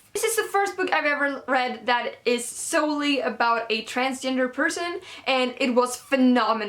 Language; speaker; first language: English; non-native, fluent; Swedish